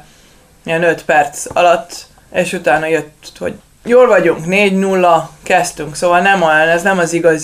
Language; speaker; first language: Hungarian; non-native, learner; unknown